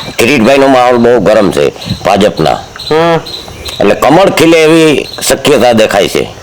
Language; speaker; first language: Gujarati; native; Gujarati